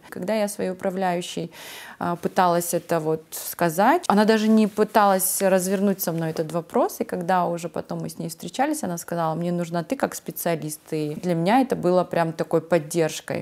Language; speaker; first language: Russian; non-native, local second language; Ossetic